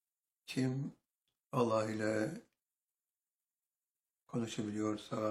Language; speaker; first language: Turkish; native; Turkish